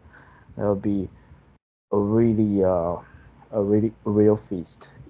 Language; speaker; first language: English; non-native, fluent; Chinese